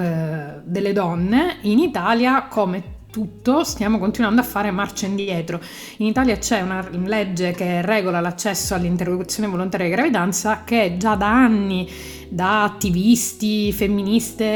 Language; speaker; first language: Italian; native; Italian